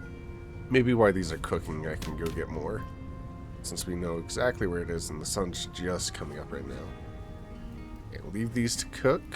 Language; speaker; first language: English; native; English